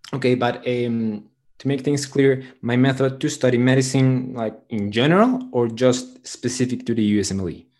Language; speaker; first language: English; non-native, fluent; Spanish